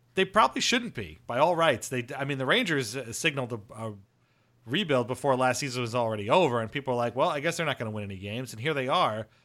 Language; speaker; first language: English; native; English